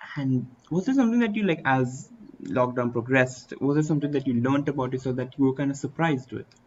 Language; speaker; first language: English; early bilingual, other home language; Hindi